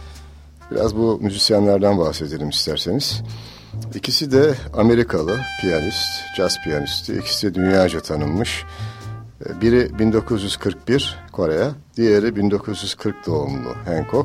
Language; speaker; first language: Turkish; native; Turkish